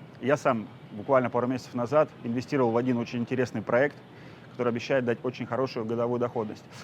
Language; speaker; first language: Russian; native; Russian